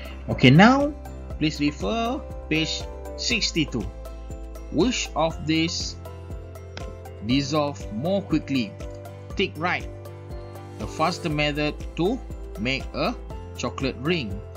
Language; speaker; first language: English; non-native, local second language; Malay